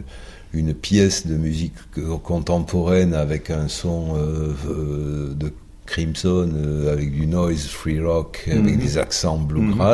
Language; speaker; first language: French; native; French